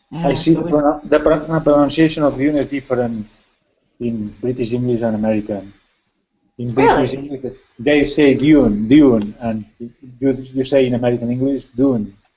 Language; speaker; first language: English; non-native, fluent; Spanish